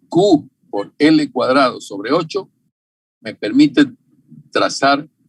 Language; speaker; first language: Spanish; native; Spanish